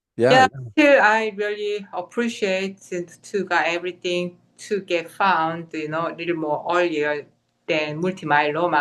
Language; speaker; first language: English; non-native, fluent; Korean